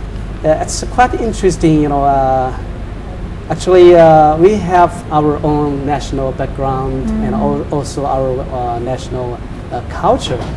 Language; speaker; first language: English; non-native, fluent; Chinese